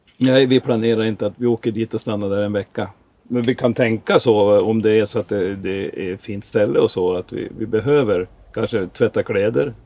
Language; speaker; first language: Swedish; native; Swedish